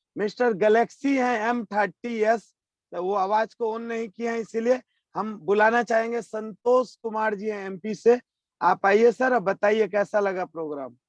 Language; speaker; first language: Hindi; native; Hindi